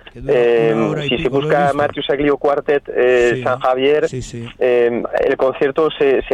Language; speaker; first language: Spanish; non-native, fluent; French